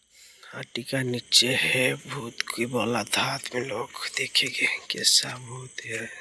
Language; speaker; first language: Hindi; non-native, local second language; Odia